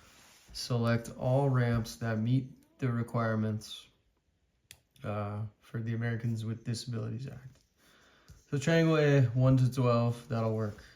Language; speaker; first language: English; native; English